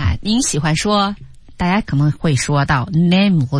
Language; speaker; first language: Chinese; native; Chinese